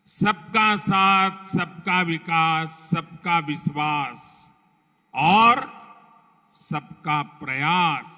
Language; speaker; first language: Hindi; non-native, local second language; Gujarati